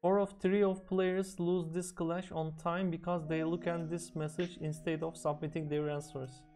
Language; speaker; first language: English; non-native, fluent; Turkish